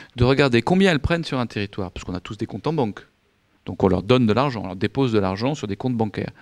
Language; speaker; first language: French; native; French